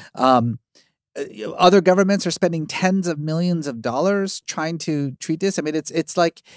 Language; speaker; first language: English; native; English